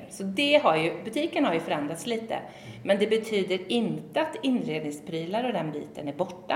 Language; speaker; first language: Swedish; native; Swedish